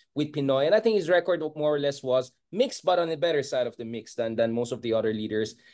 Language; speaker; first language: English; non-native, local second language; Iloko